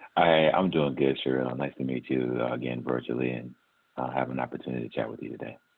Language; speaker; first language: English; native; English